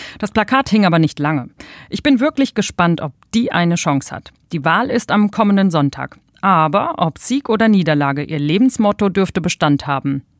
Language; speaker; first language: German; native; German